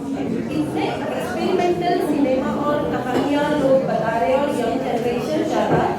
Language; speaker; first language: Hindi; non-native, local second language; Marathi